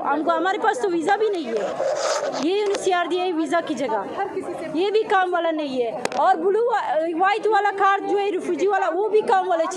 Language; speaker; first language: Hindi; non-native, fluent; Persian